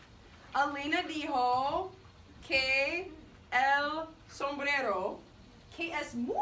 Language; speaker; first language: Spanish; non-native, fluent; English